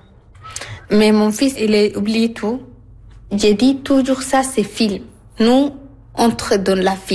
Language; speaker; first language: French; non-native, learner; Arabic